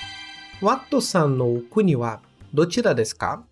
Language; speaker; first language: Japanese; non-native, learner; Portuguese